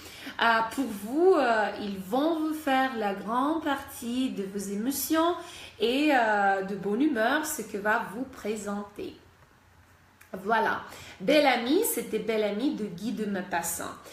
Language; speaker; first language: French; non-native, fluent; Russian